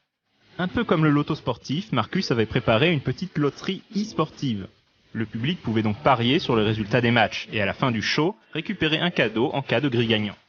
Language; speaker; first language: French; native; French